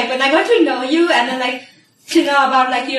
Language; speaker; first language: English; non-native, fluent; Nepali